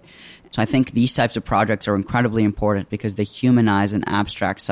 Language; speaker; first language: English; early bilingual, other home language; Arabic